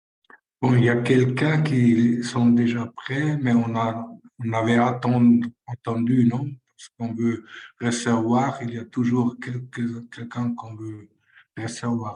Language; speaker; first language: French; non-native, fluent; Spanish